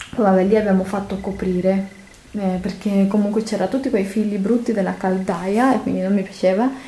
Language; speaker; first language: Italian; non-native, fluent; Spanish